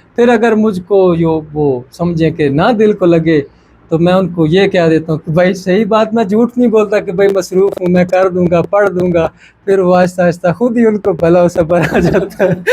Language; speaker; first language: Urdu; non-native, local second language; Punjabi